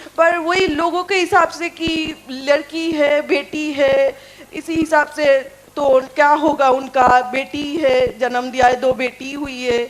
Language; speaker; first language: Hindi; non-native, local second language; Bangla